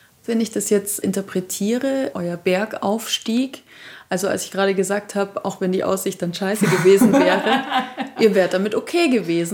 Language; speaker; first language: German; native; German